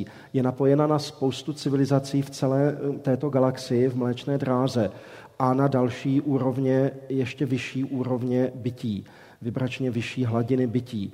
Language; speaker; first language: Czech; native; Czech